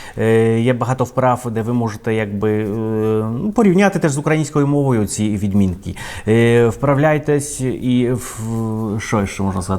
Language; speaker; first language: Ukrainian; non-native, fluent; Polish